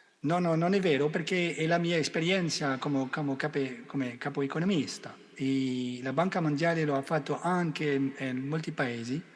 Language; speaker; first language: Italian; non-native, fluent; French